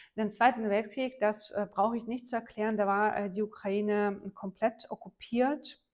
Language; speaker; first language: German; non-native, fluent; Ukrainian